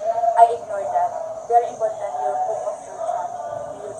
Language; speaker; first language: English; non-native, learner; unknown